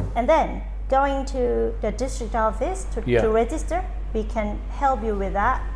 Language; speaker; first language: English; non-native, fluent; Thai